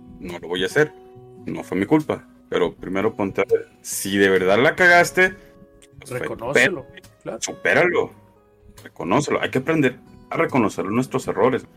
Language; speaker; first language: Spanish; native; Spanish